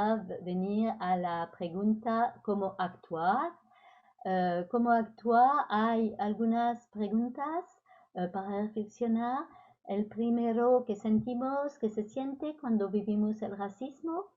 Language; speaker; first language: Spanish; non-native, learner; French